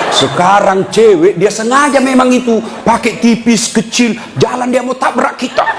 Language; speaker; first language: Indonesian; native; Indonesian